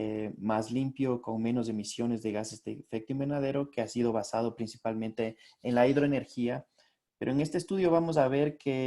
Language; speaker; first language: Spanish; native; Spanish